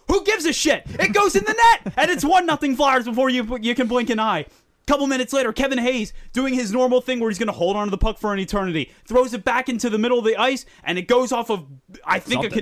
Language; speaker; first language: English; native; English